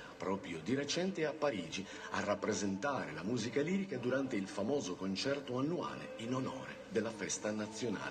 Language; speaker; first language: Italian; native; Italian